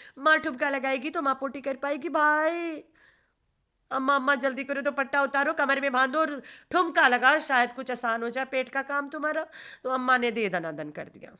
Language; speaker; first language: Urdu; non-native, local second language; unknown